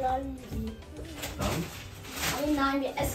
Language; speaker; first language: German; early bilingual, other home language; Lingala